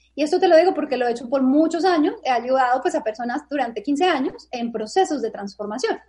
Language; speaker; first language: Spanish; native; Spanish